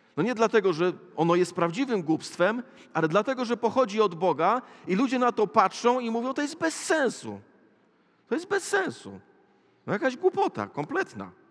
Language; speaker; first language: Polish; native; Polish